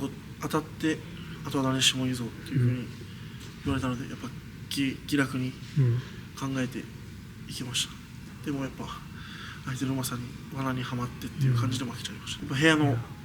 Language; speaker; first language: Japanese; native; Japanese